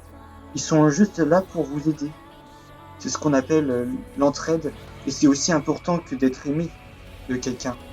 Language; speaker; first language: French; native; French